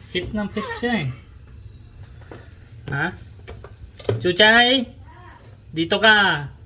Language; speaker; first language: Filipino; non-native, learner; Punjabi